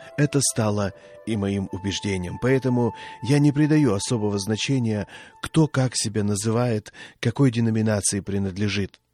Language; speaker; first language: Russian; non-native, fluent; Swedish